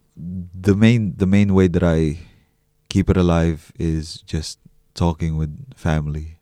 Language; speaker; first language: English; early bilingual, other home language; Chavacano